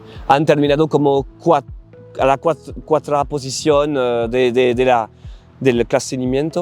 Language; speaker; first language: Spanish; non-native, learner; French